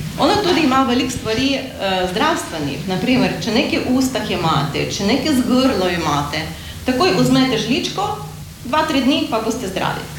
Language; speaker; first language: Slovenian; non-native, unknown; Ukrainian